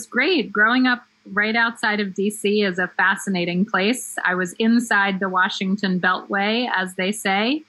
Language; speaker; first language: English; native; English